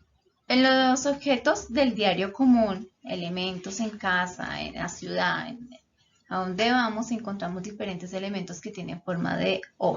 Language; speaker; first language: Spanish; native; Spanish